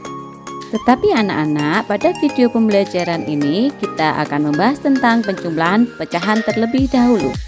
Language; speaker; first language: Indonesian; native; Indonesian